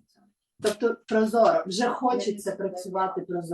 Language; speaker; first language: Ukrainian; non-native, local second language; Russian